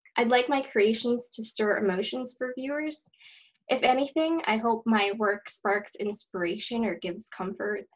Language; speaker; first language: English; native; English